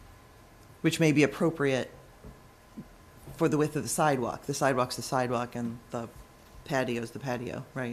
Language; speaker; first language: English; native; English